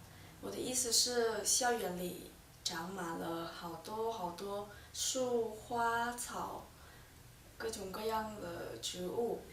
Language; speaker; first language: Chinese; non-native, fluent; Vietnamese